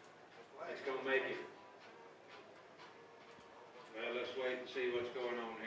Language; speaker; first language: English; native; English